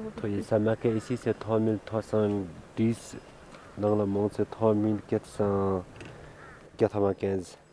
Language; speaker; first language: French; non-native, learner; Sherpa